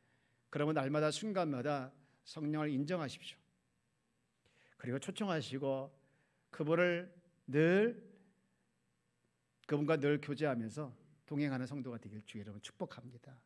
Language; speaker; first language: Korean; native; Korean